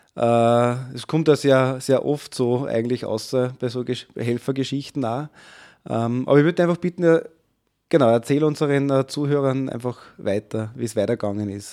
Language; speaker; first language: German; native; German